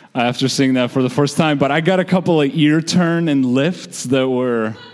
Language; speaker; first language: English; early bilingual, other home language; Georgian